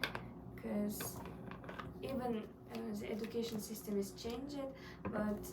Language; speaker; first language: English; non-native, learner; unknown